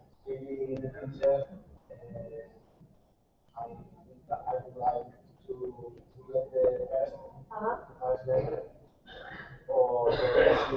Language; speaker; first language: English; non-native, learner; Spanish